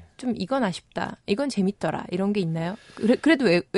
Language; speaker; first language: Korean; native; Korean